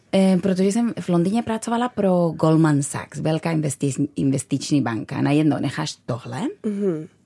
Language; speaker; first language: Czech; non-native, fluent; Spanish